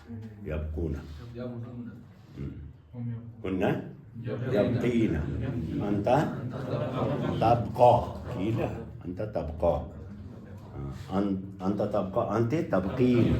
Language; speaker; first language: Arabic; non-native, fluent; Kashmiri